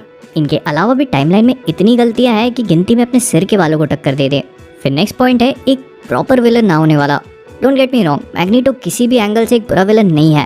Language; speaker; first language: Hindi; native; Hindi